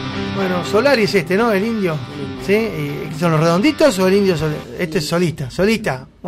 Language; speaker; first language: Spanish; native; Spanish